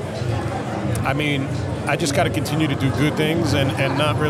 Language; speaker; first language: English; native; English